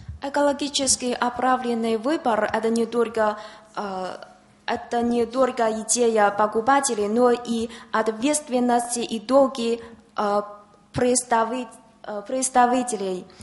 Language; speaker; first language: Russian; non-native, learner; Chinese